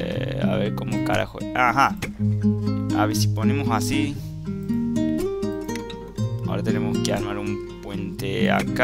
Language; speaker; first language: Spanish; native; Spanish